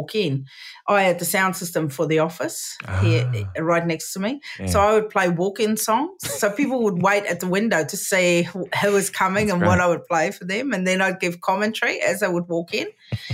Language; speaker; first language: English; non-native, local second language; Afrikaans